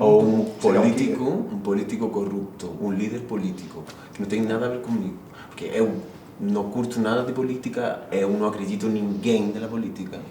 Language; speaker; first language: Portuguese; non-native, fluent; Spanish